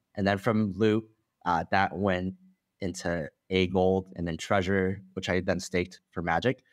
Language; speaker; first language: English; non-native, fluent; Chinese